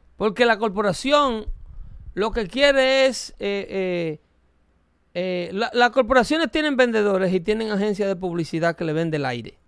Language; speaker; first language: Spanish; native; Spanish